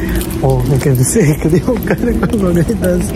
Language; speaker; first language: Spanish; early bilingual, heritage; Spanish